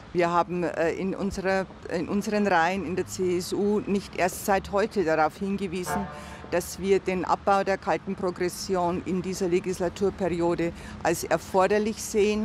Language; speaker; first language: German; native; German